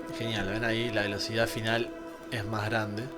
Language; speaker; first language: Spanish; native; Spanish